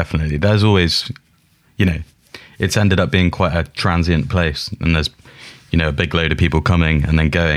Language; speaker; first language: English; native; English